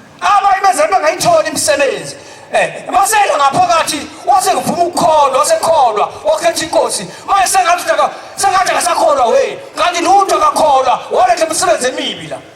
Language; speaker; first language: Zulu; native; Zulu